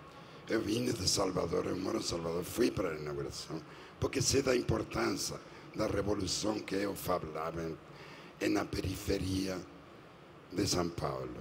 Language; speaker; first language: Portuguese; non-native, fluent; Spanish